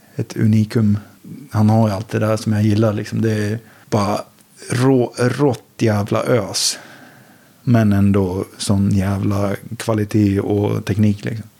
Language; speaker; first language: Swedish; native; Swedish